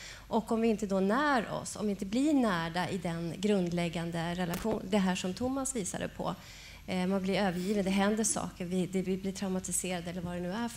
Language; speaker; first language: Swedish; native; Swedish